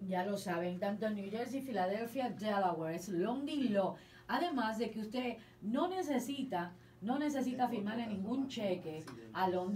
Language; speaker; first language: Spanish; native; Spanish